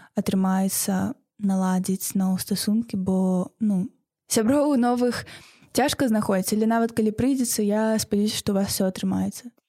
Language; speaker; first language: Belarusian; non-native, local second language; Russian